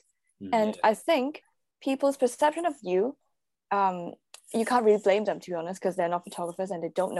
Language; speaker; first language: English; non-native, local second language; Cantonese